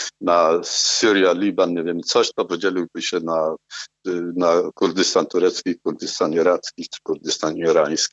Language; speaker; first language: Polish; non-native, fluent; Arabic